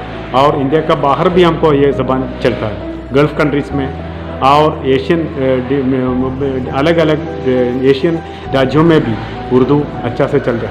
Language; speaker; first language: Hindi; non-native, local second language; Malayalam